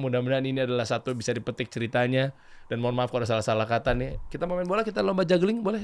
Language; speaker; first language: Indonesian; native; Indonesian